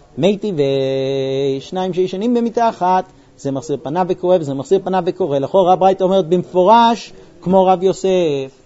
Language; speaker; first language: Hebrew; non-native, fluent; English